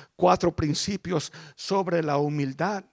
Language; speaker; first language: Spanish; early bilingual, heritage; Spanish